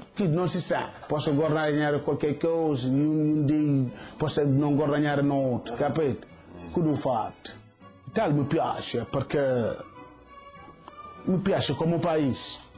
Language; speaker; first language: Italian; non-native, learner; Wolof